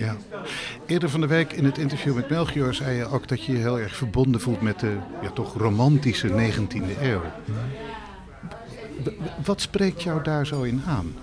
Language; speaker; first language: Dutch; native; Dutch